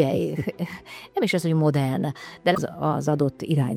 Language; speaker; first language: Hungarian; native; Hungarian